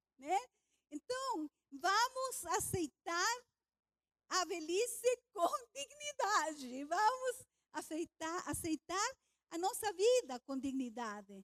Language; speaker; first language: Portuguese; non-native, fluent; Spanish